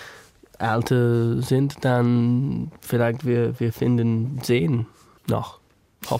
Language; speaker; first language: German; non-native, learner; English